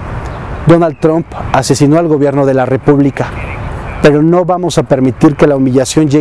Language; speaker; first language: Spanish; native; Spanish